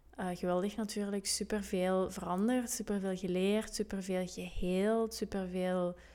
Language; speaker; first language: Dutch; native; Dutch